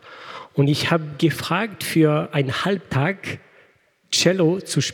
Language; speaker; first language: German; non-native, fluent; French